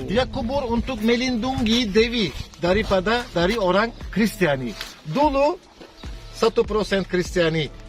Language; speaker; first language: Indonesian; non-native, fluent; Turkish